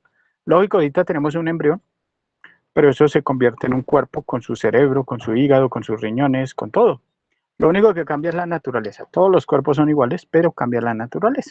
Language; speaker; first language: Spanish; native; Spanish